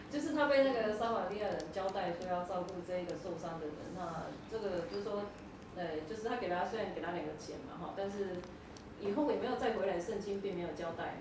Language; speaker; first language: Chinese; native; Chinese